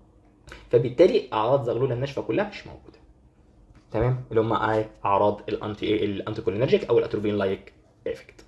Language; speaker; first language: Arabic; native; Arabic